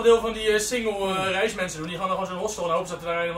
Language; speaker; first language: Dutch; native; Dutch